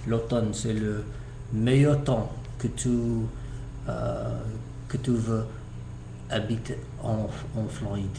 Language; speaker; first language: French; non-native, learner; English